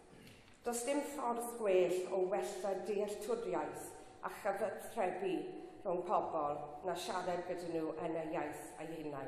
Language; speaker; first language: Welsh; non-native, local second language; English